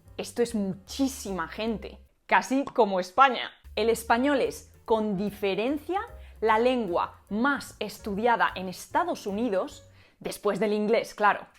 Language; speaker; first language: Spanish; native; Spanish